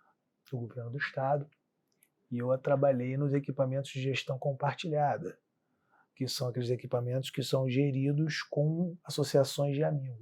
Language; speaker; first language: Portuguese; native; Portuguese